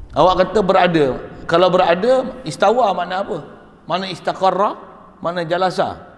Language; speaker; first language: Malay; native; Malay